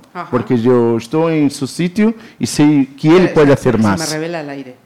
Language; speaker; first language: Spanish; non-native, learner; Portuguese